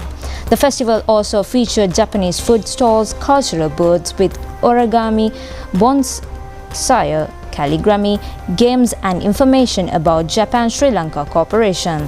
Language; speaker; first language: English; non-native, local second language; Sinhala